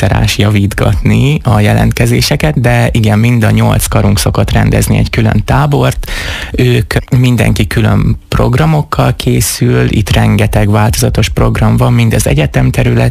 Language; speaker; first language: Hungarian; native; Hungarian